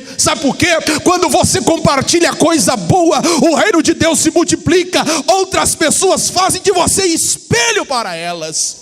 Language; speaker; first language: Portuguese; native; Portuguese